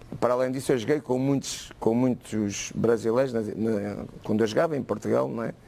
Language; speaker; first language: Portuguese; native; Portuguese